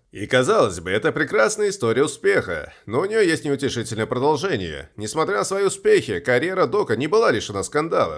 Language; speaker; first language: Russian; native; Russian